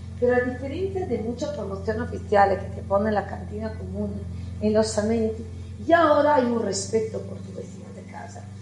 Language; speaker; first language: Spanish; non-native, fluent; Italian